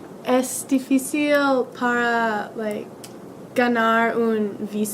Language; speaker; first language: Spanish; non-native, learner; English